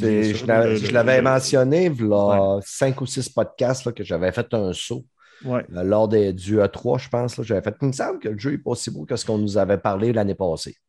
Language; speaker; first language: French; native; French